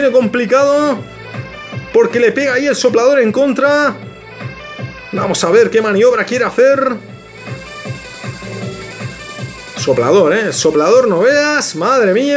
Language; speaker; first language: Spanish; native; Spanish